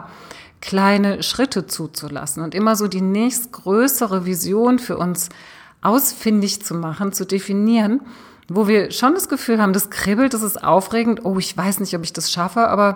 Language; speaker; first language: German; native; German